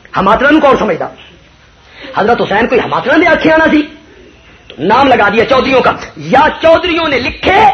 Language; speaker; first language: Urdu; non-native, local second language; Punjabi